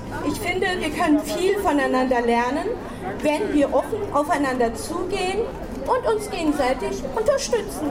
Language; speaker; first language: German; early bilingual, other home language; Turkish